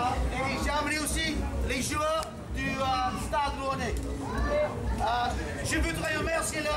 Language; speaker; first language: French; non-native, fluent; English